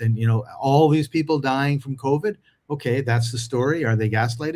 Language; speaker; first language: English; native; English